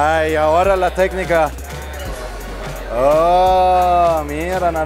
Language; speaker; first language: Spanish; non-native, fluent; German